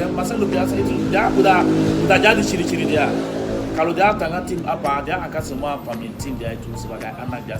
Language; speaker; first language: Indonesian; non-native, fluent; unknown